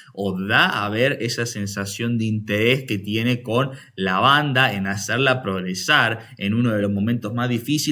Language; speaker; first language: Spanish; native; Spanish